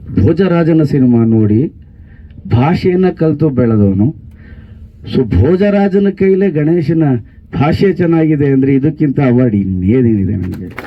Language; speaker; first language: Kannada; native; Kannada